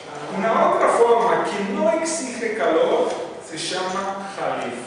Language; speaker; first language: Spanish; non-native, fluent; Portuguese